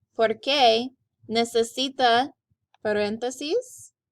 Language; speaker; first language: Spanish; non-native, learner; English